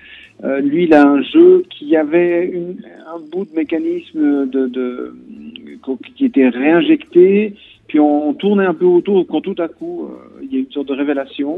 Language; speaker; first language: French; native; French